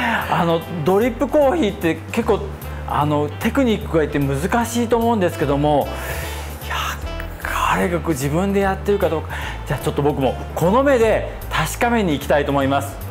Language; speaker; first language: Japanese; native; Japanese